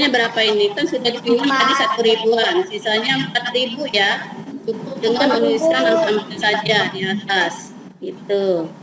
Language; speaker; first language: Indonesian; native; Indonesian